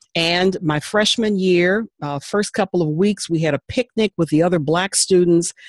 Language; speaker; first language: English; native; English